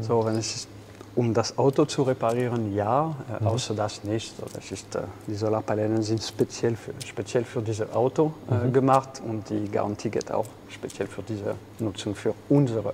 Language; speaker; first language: German; non-native, fluent; French